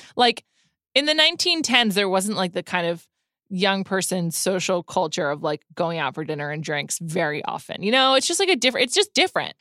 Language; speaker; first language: English; native; English